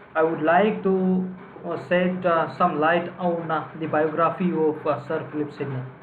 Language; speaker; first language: English; non-native, local second language; Marathi